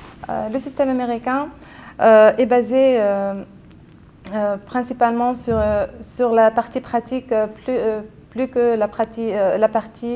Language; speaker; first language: French; non-native, local second language; Arabic